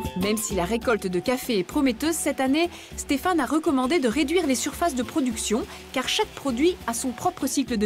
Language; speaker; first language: French; native; French